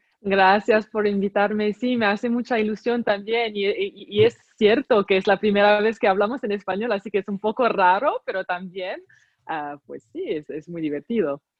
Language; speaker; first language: Spanish; non-native, fluent; Arabic